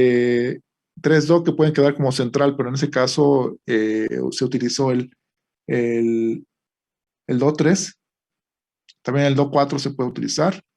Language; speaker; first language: Spanish; native; Spanish